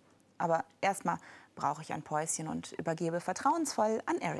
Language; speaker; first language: German; native; German